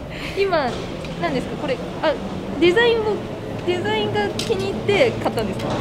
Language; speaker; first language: Japanese; native; Japanese